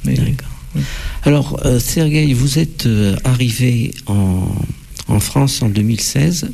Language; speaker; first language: French; native; French